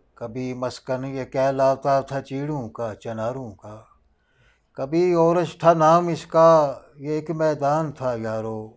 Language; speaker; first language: Urdu; non-native, local second language; Northern Hindko